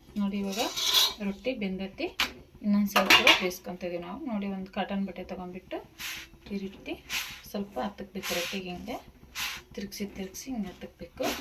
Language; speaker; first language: Kannada; native; Kannada